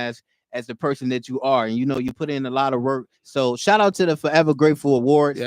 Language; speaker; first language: English; native; English